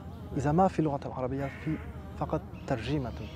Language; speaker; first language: Arabic; non-native, fluent; French